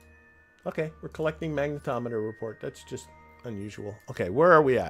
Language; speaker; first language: English; native; English